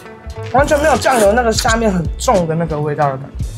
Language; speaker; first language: Chinese; native; Chinese